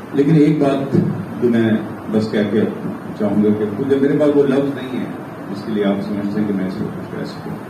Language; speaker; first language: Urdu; non-native, local second language; Pashto